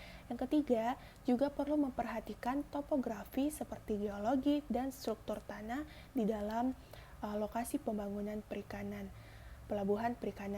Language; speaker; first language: Indonesian; native; Indonesian